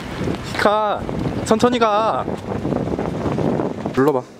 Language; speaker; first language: Korean; native; Korean